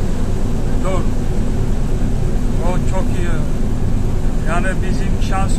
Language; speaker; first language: Turkish; non-native, learner; Georgian